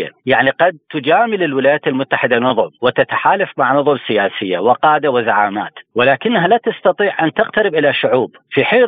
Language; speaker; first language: Arabic; native; Arabic